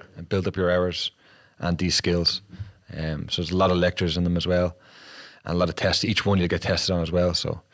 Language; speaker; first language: English; native; English